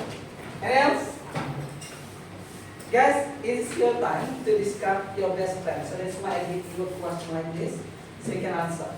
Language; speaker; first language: English; non-native, fluent; Indonesian